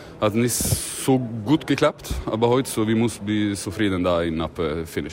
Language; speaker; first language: German; non-native, learner; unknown